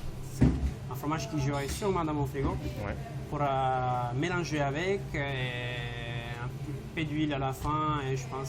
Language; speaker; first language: French; non-native, fluent; Italian